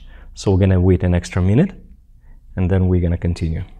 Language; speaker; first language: English; non-native, fluent; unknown